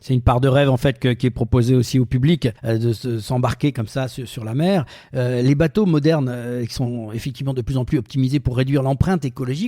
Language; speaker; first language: French; native; French